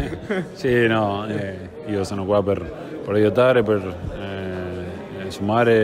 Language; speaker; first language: Italian; non-native, fluent; Spanish